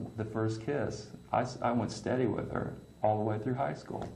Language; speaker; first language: English; native; English